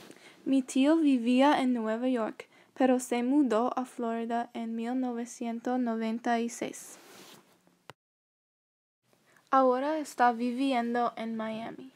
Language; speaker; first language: Spanish; non-native, learner; English